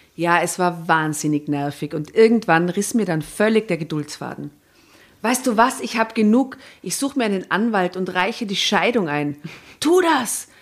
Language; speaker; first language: German; early bilingual, other home language; Serbian